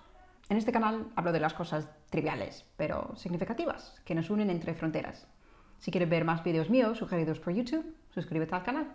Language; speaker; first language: Spanish; non-native, fluent; English